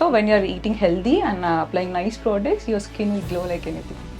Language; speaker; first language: English; non-native, local second language; Telugu